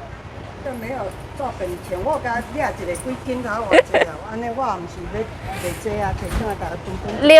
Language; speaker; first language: Chinese; native; Chinese